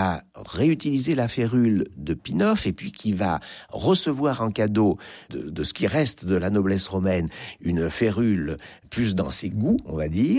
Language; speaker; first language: French; native; French